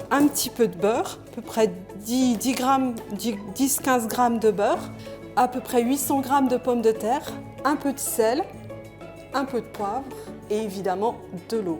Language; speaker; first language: French; native; French